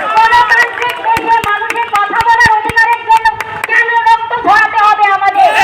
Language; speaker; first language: Bangla; non-native, local second language; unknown